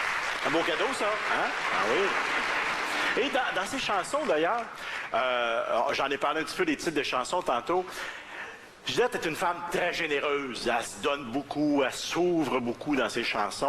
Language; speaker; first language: French; native; French